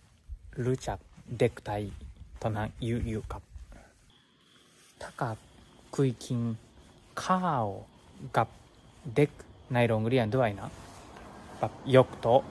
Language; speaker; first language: Thai; non-native, learner; Japanese